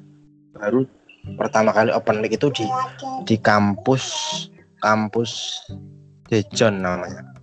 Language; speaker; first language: Indonesian; native; Indonesian